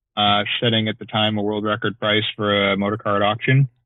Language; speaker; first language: English; native; English